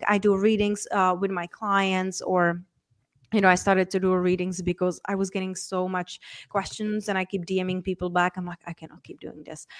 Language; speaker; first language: English; non-native, fluent; Czech